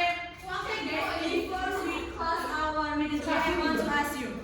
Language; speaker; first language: English; non-native, learner; Indonesian